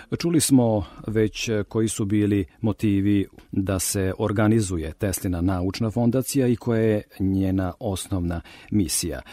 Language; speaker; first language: Serbian; native; Serbian